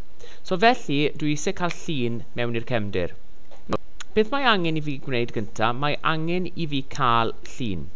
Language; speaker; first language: Welsh; non-native, local second language; English